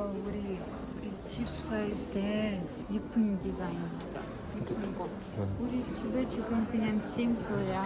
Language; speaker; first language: Korean; non-native, learner; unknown